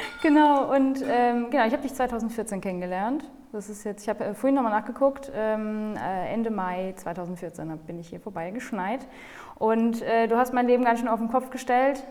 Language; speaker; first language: German; native; German